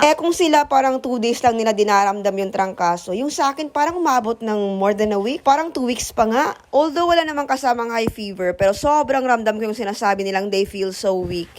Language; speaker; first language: Filipino; non-native, local second language; Cebuano